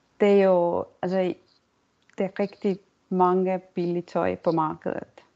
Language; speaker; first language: Danish; non-native, fluent; Estonian